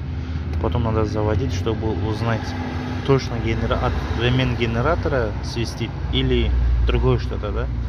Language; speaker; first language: Russian; non-native, local second language; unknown